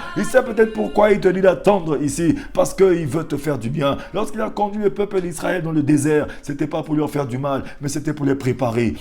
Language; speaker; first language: French; non-native, local second language; Lingala